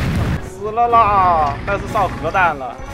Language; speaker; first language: Chinese; native; Chinese